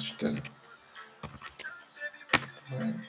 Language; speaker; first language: German; non-native, fluent; French